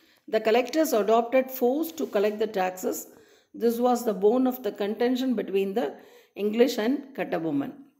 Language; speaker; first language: English; non-native, local second language; Tamil